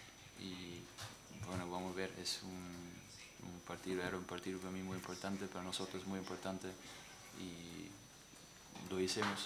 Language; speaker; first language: Spanish; non-native, learner; German